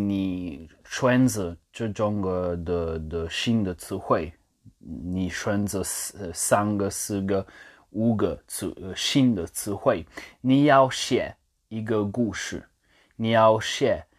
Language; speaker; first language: Chinese; non-native, learner; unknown